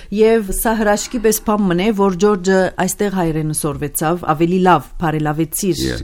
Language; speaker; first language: Armenian; early bilingual, heritage; Armenian